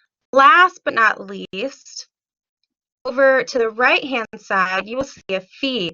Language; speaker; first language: English; native; English